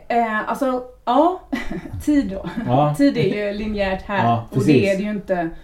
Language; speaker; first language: Swedish; native; Swedish